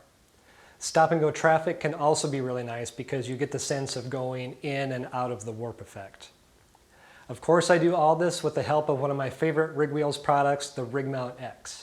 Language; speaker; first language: English; native; English